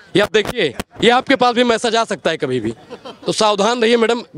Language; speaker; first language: Hindi; native; Hindi